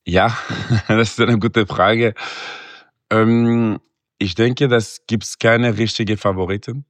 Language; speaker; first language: German; non-native, local second language; French